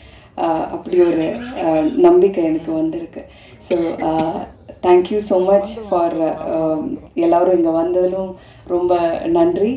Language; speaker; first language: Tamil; non-native, fluent; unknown